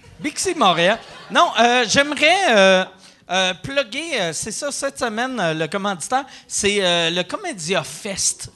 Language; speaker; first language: French; native; French